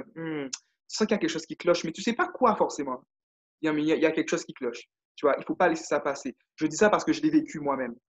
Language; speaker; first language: French; native; French